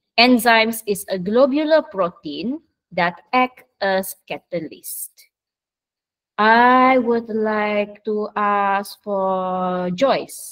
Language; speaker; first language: English; non-native, local second language; Malay